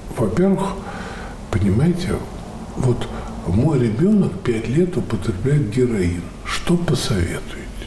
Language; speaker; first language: Russian; native; Russian